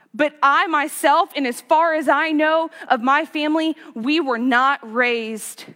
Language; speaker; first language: English; native; English